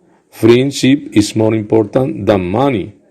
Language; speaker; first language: English; non-native, fluent; Spanish